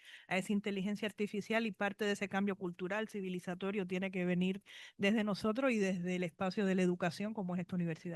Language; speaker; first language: Spanish; native; Spanish